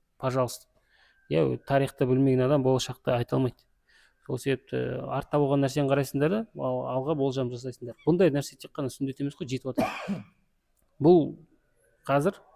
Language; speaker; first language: Kazakh; native; Kazakh